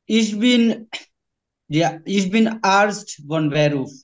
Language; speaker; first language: German; non-native, learner; Bangla